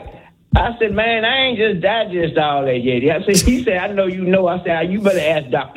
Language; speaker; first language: English; native; English